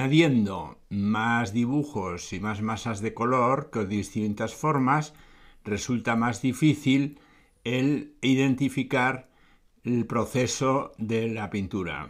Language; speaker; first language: Spanish; native; Spanish